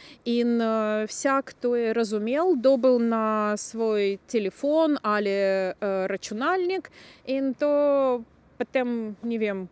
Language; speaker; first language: Slovenian; non-native, local second language; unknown